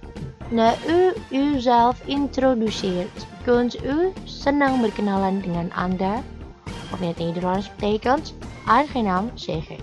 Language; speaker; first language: Dutch; non-native, learner; Indonesian